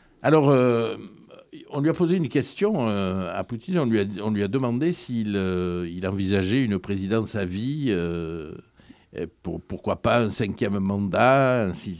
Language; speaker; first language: French; native; French